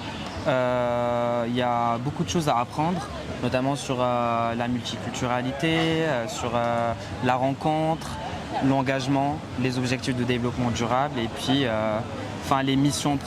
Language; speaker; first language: French; non-native, local second language; Arabic